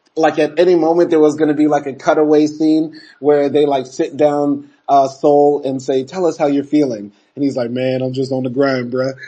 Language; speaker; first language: English; native; English